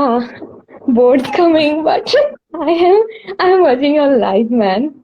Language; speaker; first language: English; non-native, local second language; Hindi